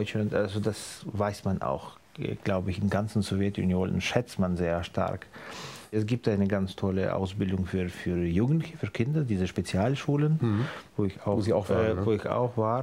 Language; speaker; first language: German; non-native, fluent; Ukrainian